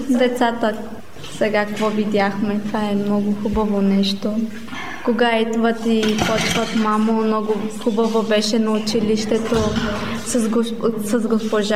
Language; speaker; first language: Bulgarian; non-native, local second language; Romany